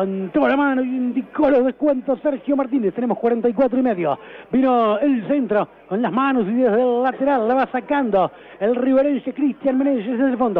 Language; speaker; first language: Spanish; native; Spanish